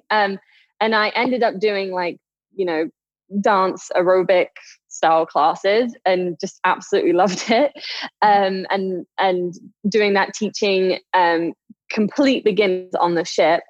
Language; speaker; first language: English; native; English